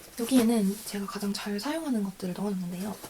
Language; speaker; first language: Korean; native; Korean